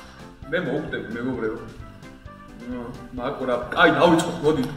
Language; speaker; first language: Georgian; native; Georgian